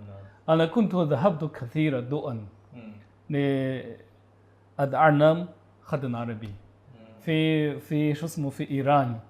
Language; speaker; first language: Arabic; non-native, learner; Chinese